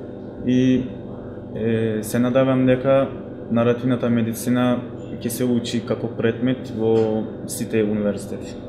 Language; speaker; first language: Macedonian; non-native, fluent; Turkish